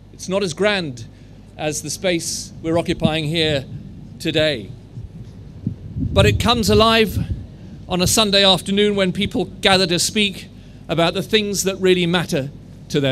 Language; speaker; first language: English; native; English